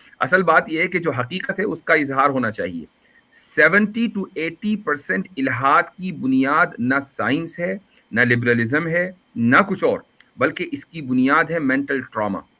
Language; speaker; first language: Urdu; native; Urdu